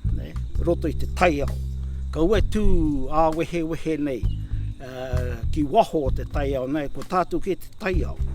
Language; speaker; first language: Māori; native; Māori